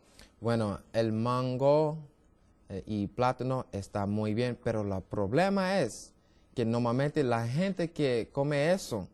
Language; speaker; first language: Spanish; non-native, learner; English